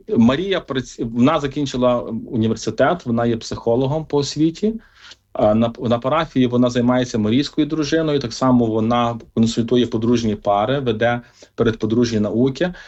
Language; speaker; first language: Ukrainian; native; Ukrainian